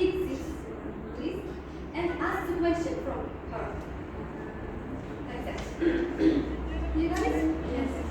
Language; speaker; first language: English; non-native, fluent; Uzbek